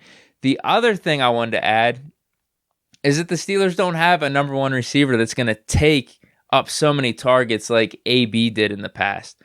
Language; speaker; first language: English; native; English